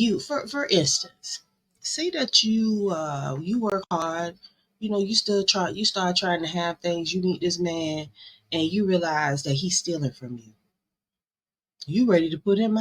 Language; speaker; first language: English; native; English